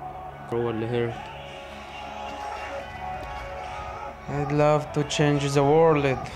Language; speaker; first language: Arabic; native; Arabic